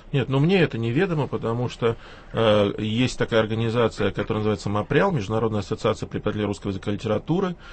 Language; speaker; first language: Russian; native; Russian